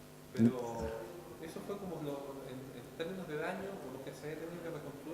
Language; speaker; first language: Spanish; native; Spanish